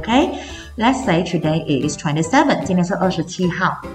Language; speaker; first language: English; non-native, fluent; Chinese